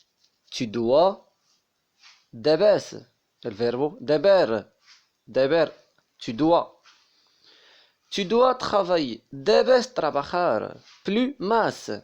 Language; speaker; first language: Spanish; non-native, fluent; Arabic